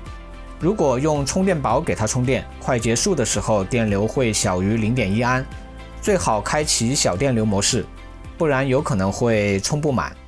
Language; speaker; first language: Chinese; native; Chinese